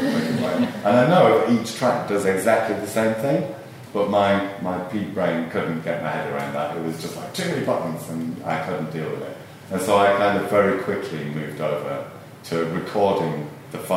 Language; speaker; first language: English; native; English